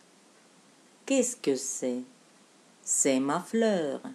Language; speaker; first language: French; non-native, fluent; Russian